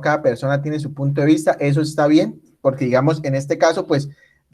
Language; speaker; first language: Spanish; native; Spanish